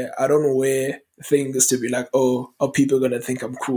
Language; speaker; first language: English; native; English